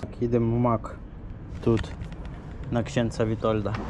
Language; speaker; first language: Polish; non-native, learner; Ukrainian